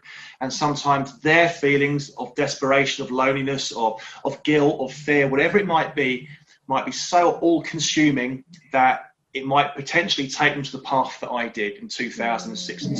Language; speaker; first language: English; native; English